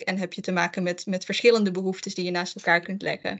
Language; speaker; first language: Dutch; native; Dutch